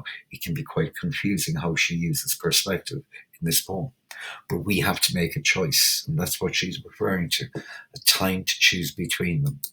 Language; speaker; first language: English; native; English